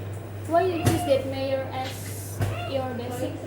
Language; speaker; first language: English; non-native, learner; Indonesian